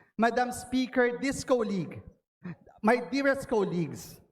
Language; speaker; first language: English; non-native, local second language; Filipino